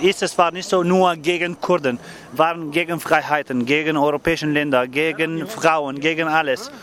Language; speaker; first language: German; non-native, learner; Kurdish